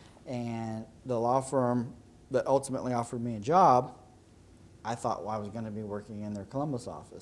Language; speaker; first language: English; native; English